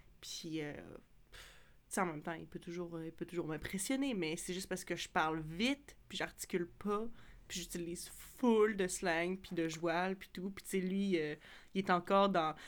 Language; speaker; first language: French; native; French